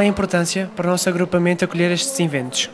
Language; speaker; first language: Portuguese; native; Portuguese